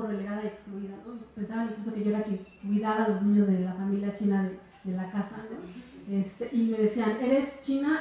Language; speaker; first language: Spanish; native; Spanish